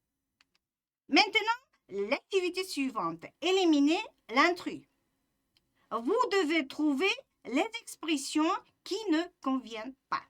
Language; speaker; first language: French; non-native, fluent; Uzbek